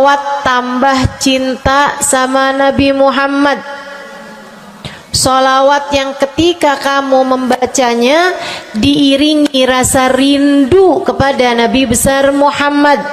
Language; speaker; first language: Indonesian; native; Indonesian